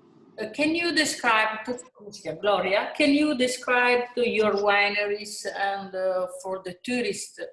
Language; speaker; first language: English; non-native, learner; Italian